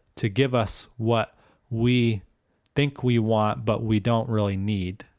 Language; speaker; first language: English; native; English